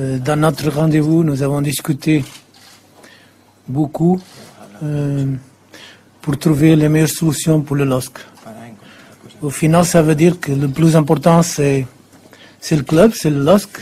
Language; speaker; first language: French; non-native, fluent; Portuguese